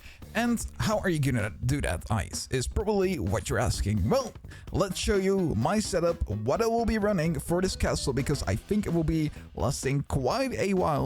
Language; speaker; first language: English; non-native, fluent; Dutch